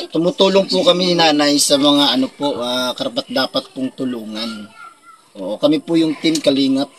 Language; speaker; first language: Filipino; non-native, local second language; Waray